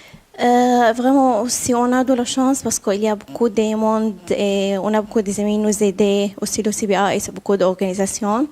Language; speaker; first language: French; non-native, learner; Arabic